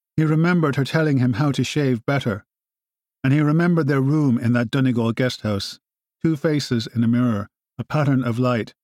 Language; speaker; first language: English; native; English